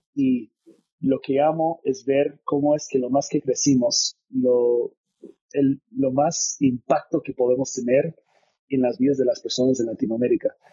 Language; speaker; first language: Spanish; non-native, fluent; English